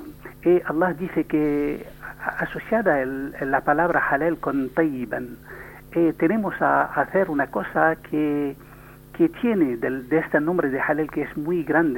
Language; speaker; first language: Spanish; non-native, learner; French